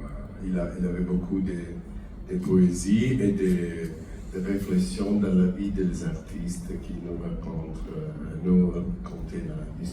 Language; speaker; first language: French; non-native, learner; Italian